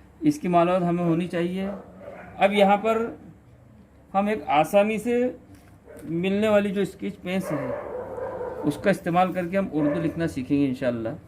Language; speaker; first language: Urdu; native; Urdu